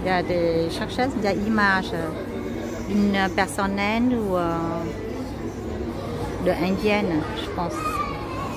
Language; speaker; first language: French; non-native, learner; Vietnamese